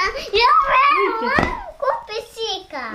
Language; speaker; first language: Romanian; early bilingual, heritage; Romanian